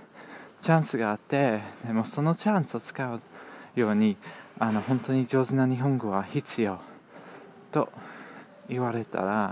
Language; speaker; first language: Japanese; non-native, learner; English